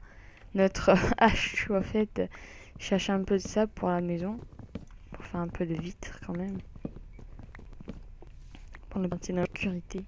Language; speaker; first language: French; native; French